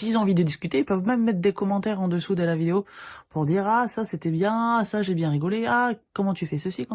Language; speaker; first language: French; native; French